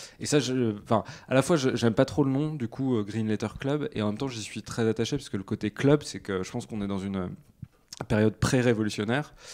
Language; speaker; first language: French; native; French